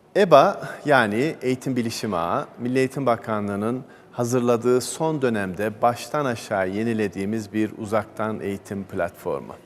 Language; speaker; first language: Turkish; native; Turkish